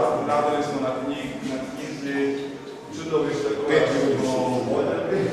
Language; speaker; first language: Croatian; native; Croatian